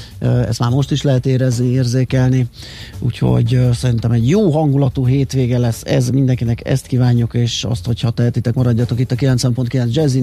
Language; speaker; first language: Hungarian; native; Hungarian